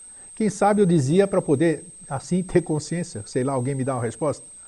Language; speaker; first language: Portuguese; native; Portuguese